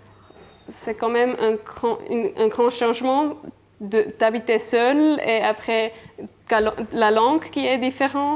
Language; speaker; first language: French; non-native, local second language; German